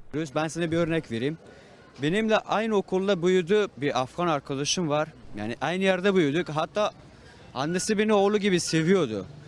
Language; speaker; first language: Turkish; non-native, fluent; Persian